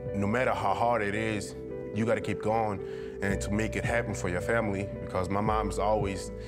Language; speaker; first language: English; early bilingual, other home language; German